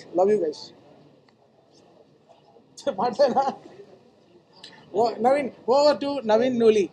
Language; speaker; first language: Telugu; native; Telugu